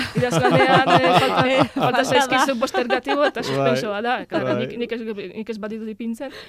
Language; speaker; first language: Basque; non-native, fluent; Polish